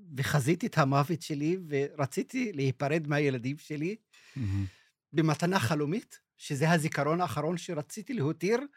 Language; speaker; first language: Hebrew; non-native, local second language; Arabic